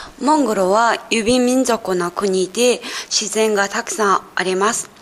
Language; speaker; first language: Japanese; non-native, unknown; Mongolian